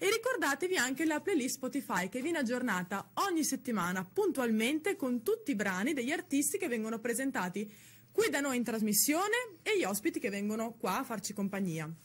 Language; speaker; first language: Italian; native; Italian